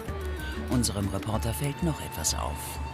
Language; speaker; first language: German; native; German